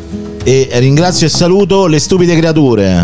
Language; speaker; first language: Italian; native; Italian